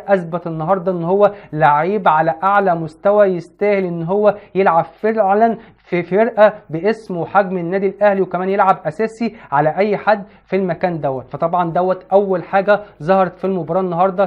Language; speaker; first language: Arabic; native; Arabic